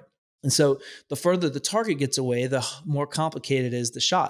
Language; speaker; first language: English; native; English